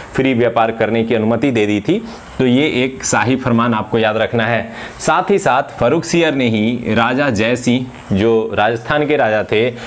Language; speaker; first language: Hindi; non-native, local second language; Marathi